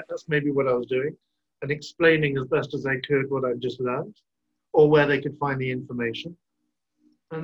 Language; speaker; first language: English; native; English